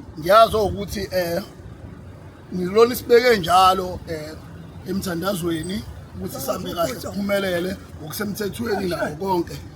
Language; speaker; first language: Zulu; native; Zulu